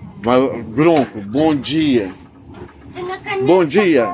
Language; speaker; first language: Russian; non-native, learner; Portuguese